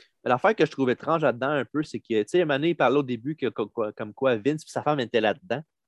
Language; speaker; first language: French; native; French